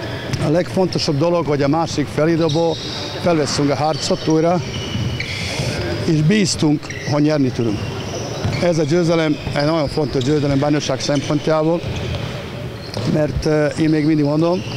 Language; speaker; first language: Hungarian; non-native, learner; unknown